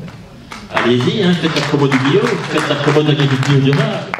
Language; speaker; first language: French; native; French